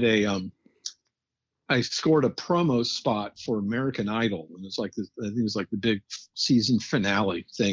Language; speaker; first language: English; native; English